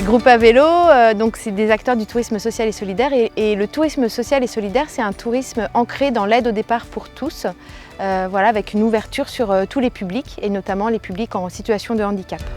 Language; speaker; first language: French; native; French